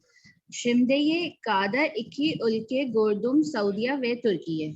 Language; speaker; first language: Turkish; non-native, learner; Urdu